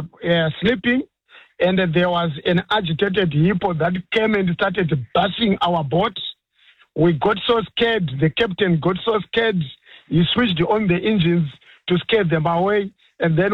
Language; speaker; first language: English; non-native, local second language; Shona